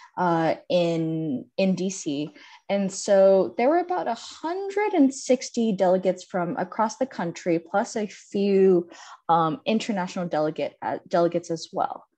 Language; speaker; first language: English; native; English